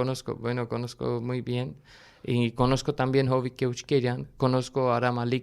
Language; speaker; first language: Spanish; non-native, fluent; Armenian